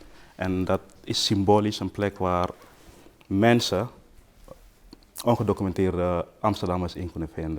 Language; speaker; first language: Dutch; non-native, fluent; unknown